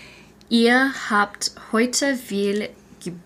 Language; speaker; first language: German; non-native, learner; English